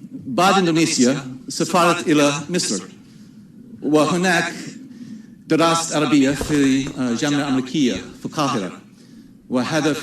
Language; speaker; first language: Arabic; non-native, fluent; English